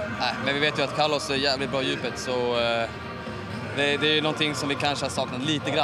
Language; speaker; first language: Swedish; native; Swedish